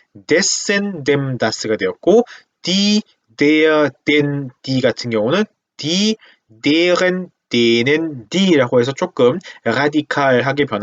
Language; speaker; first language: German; non-native, fluent; Korean